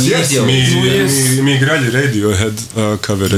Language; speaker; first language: Russian; non-native, local second language; Latvian